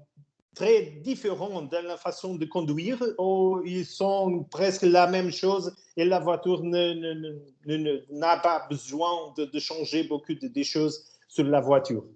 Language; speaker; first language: French; non-native, learner; Portuguese